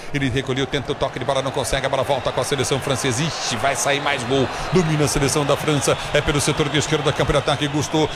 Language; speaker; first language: Portuguese; native; Portuguese